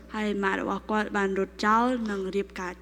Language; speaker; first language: Khmer; non-native, local second language; Korean